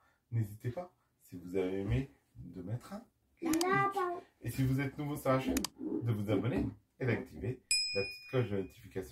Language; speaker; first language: French; native; French